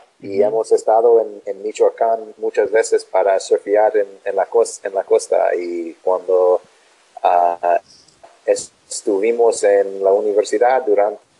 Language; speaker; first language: Spanish; non-native, learner; English